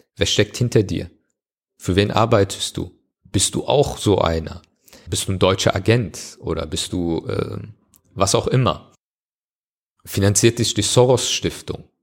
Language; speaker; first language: German; early bilingual, other home language; Turkish